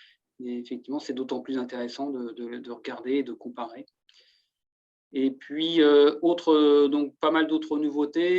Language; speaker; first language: French; native; French